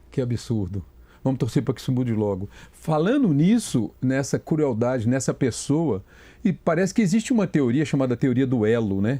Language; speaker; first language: Portuguese; native; Portuguese